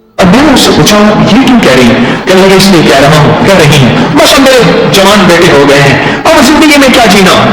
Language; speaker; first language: Urdu; non-native, local second language; Saraiki